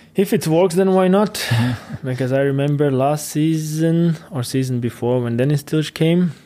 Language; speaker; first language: English; non-native, fluent; Latvian